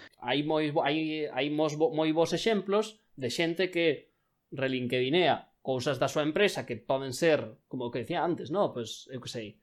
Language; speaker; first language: Galician; non-native, local second language; Spanish